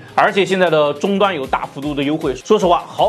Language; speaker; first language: Chinese; native; Chinese